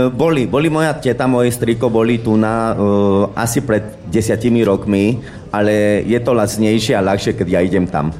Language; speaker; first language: Slovak; non-native, fluent; Spanish